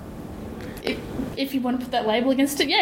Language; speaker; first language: English; native; English